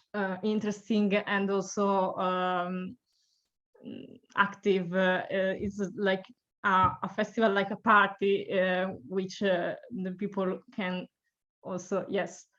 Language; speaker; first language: English; non-native, learner; Italian